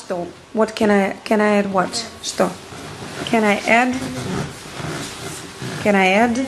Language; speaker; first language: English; non-native, fluent; Russian